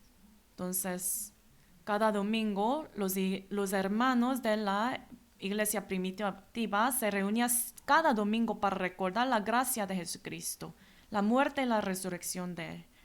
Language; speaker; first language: Spanish; non-native, fluent; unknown